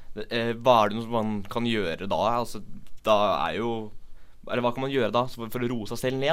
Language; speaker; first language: Norwegian; native; Norwegian